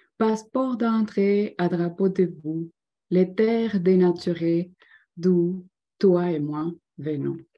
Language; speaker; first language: French; non-native, fluent; Spanish